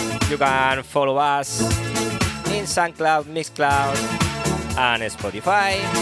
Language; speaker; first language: English; non-native, learner; Spanish